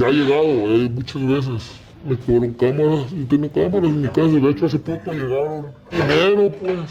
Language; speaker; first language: Spanish; native; Spanish